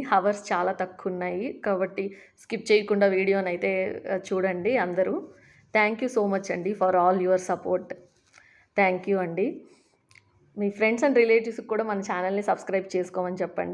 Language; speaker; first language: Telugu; native; Telugu